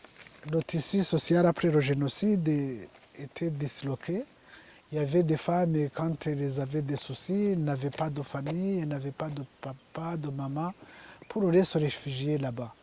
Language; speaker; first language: French; non-native, local second language; Kinyarwanda